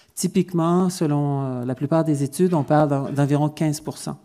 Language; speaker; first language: French; native; French